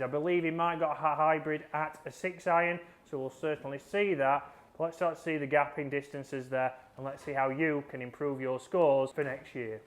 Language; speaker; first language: English; native; English